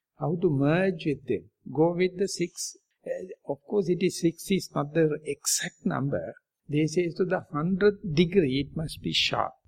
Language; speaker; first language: English; non-native, local second language; Sinhala